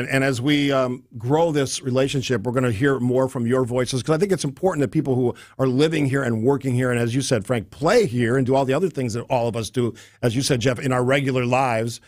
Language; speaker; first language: English; native; English